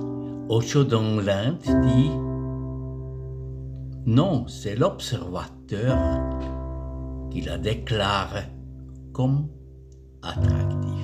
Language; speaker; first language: French; non-native, fluent; German